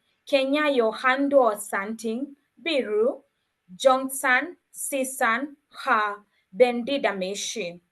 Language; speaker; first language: Chinese; non-native, learner; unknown